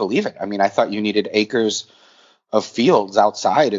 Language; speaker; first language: English; native; English